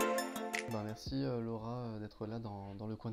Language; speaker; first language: French; native; French